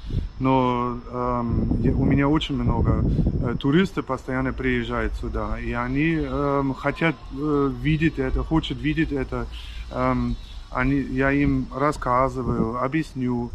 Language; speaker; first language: Russian; non-native, fluent; German